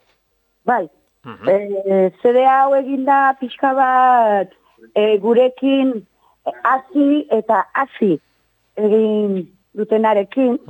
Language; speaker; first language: Basque; non-native, local second language; Spanish